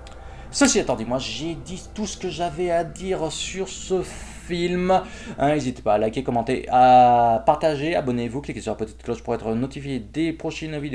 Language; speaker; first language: French; native; French